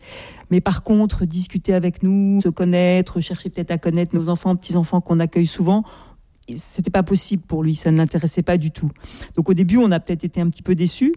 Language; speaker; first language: French; native; French